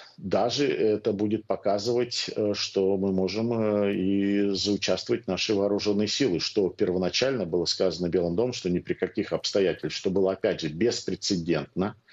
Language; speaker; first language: Russian; early bilingual, heritage; Russian